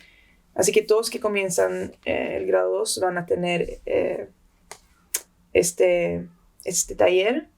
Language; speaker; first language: Spanish; early bilingual, heritage; Spanish